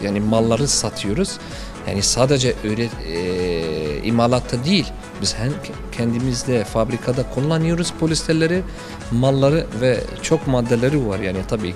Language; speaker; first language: Turkish; non-native, learner; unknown